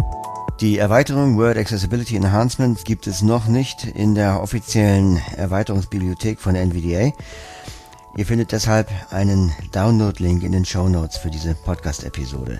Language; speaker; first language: German; native; German